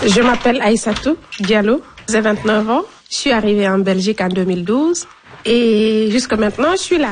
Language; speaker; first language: French; non-native, local second language; Fula